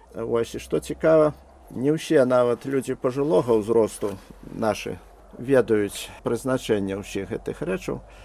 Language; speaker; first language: Belarusian; native; Belarusian